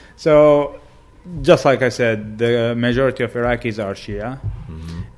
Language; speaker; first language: English; non-native, fluent; Arabic